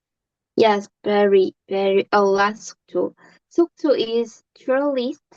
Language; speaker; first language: English; non-native, learner; Korean